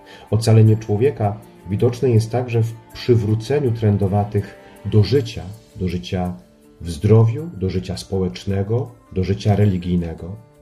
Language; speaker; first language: Polish; native; Polish